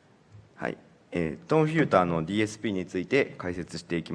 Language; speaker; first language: Japanese; native; Japanese